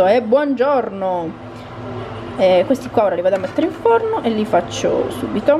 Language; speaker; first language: Italian; native; Italian